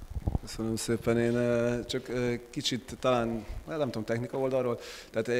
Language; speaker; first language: Hungarian; native; Hungarian